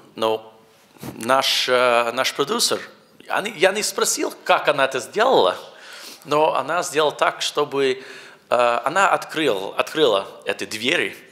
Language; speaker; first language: Russian; non-native, learner; English